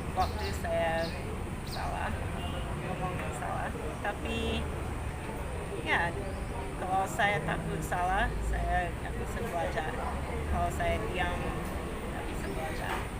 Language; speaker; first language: Indonesian; non-native, fluent; English